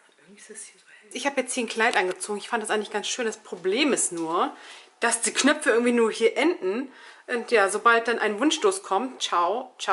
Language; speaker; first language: German; early bilingual, other home language; Turkish